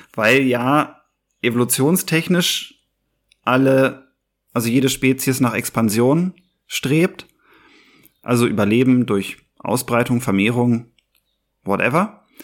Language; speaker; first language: German; native; German